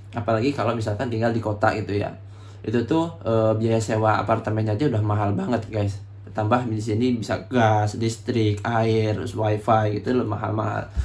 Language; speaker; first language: Indonesian; native; Indonesian